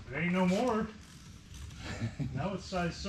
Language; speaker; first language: English; native; English